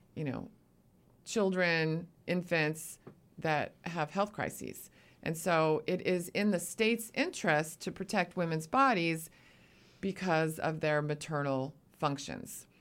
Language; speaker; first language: English; native; English